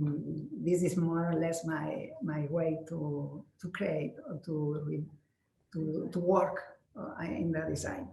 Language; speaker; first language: English; non-native, learner; Spanish